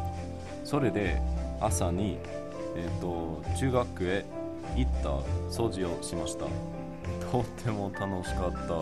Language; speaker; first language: Japanese; non-native, learner; English